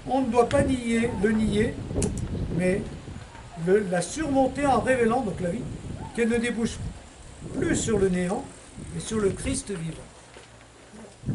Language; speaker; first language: French; native; French